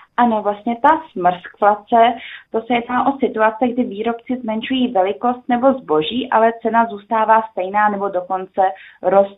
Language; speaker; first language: Czech; native; Czech